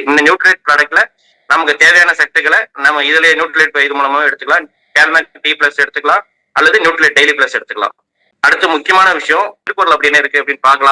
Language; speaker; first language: Tamil; native; Tamil